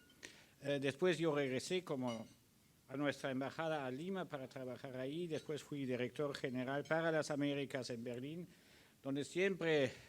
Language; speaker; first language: Spanish; early bilingual, other home language; German